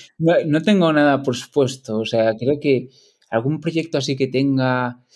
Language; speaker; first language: Spanish; non-native, local second language; Catalan